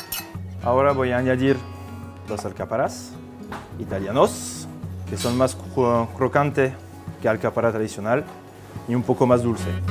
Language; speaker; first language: Spanish; non-native, fluent; French